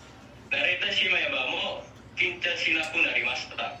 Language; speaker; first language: Japanese; non-native, learner; Indonesian